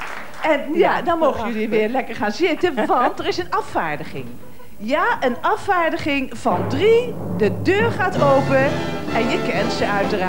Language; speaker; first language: Dutch; native; Dutch